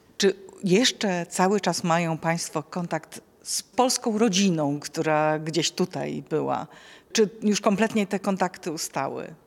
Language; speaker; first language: Polish; native; Polish